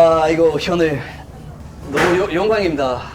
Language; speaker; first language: Korean; non-native, fluent; English